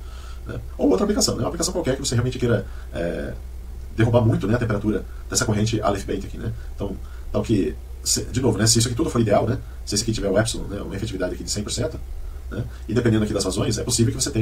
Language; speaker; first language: Portuguese; native; Portuguese